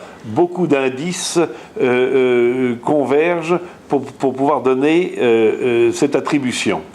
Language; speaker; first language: French; native; French